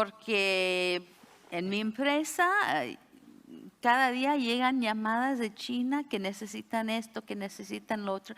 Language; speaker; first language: Spanish; early bilingual, heritage; Spanish